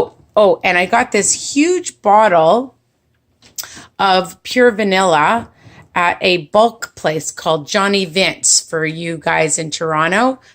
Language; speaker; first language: English; native; English